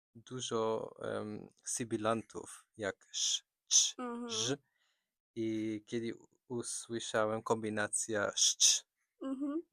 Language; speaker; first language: Polish; non-native, fluent; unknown